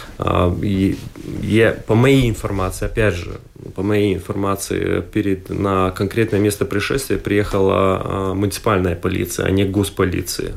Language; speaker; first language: Russian; non-native, local second language; Latvian